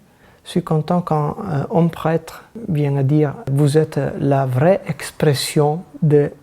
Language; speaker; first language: French; non-native, learner; Italian